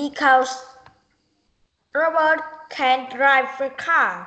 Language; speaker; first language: English; non-native, learner; Vietnamese